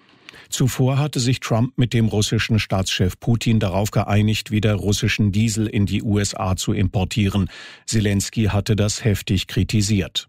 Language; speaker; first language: German; native; German